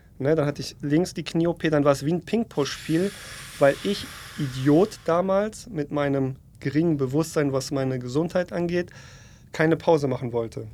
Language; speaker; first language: German; early bilingual, other home language; Polish